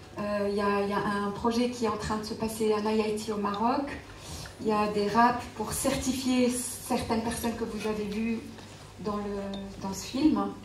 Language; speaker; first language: French; non-native, local second language; Arabic